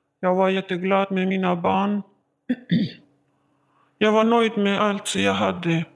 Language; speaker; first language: Swedish; non-native, learner; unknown